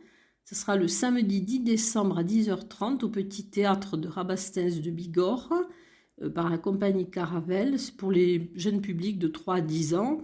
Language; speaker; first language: French; native; French